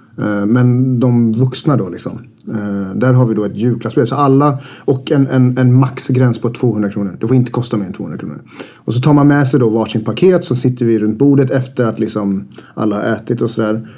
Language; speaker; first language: Swedish; native; Swedish